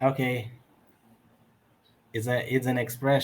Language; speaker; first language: English; non-native, learner; Portuguese